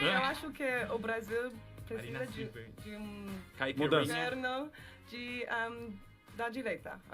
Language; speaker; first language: Portuguese; non-native, fluent; English